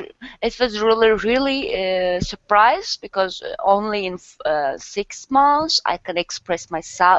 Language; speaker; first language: English; non-native, learner; Turkish